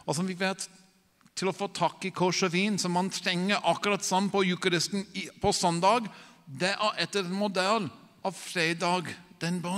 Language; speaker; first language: Norwegian; non-native, fluent; English